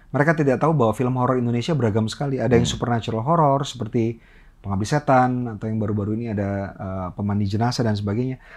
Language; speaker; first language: Indonesian; native; Indonesian